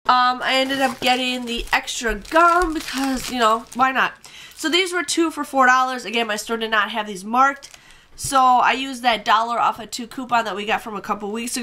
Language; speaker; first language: English; native; English